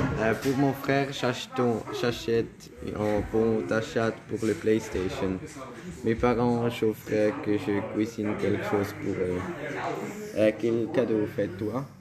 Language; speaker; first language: French; non-native, learner; German